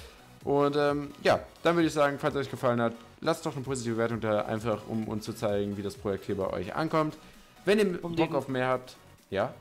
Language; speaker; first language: German; native; German